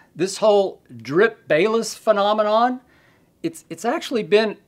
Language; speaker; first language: English; native; English